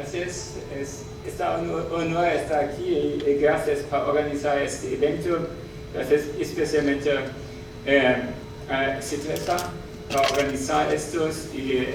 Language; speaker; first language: Spanish; non-native, learner; German